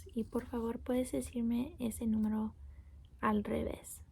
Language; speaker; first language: Spanish; non-native, learner; English